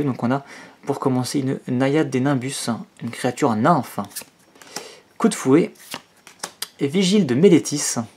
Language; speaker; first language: French; native; French